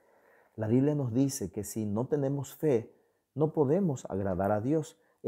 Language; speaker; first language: Spanish; native; Spanish